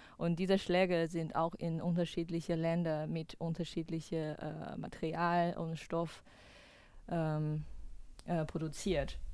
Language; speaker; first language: German; non-native, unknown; Chinese